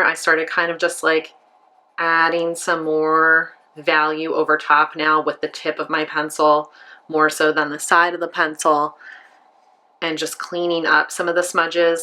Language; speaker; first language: English; native; English